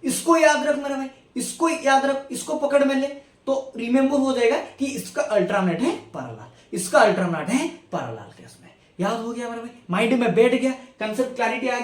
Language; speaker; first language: Hindi; non-native, local second language; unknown